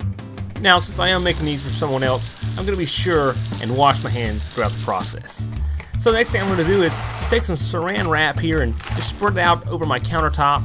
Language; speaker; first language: English; native; English